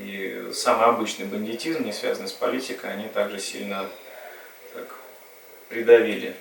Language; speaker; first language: Russian; native; Russian